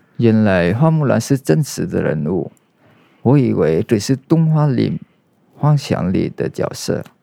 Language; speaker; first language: Chinese; non-native, fluent; Vietnamese